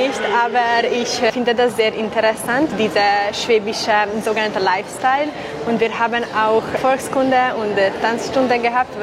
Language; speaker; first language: German; non-native, fluent; Hungarian